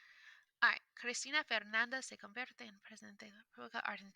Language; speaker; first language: Spanish; non-native, fluent; English